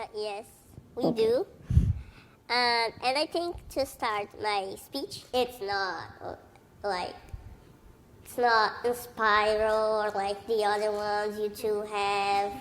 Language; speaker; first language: English; early bilingual, other home language; Portuguese